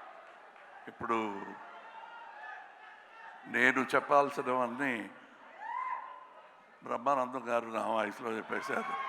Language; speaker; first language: Telugu; non-native, local second language; Tamil